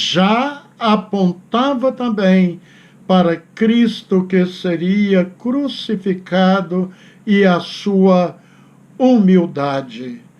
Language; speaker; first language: Portuguese; native; Portuguese